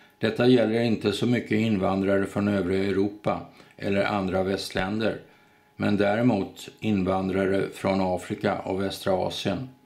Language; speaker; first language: Swedish; native; Swedish